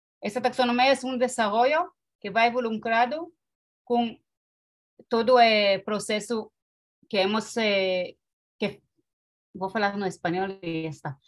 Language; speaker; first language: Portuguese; non-native, learner; Spanish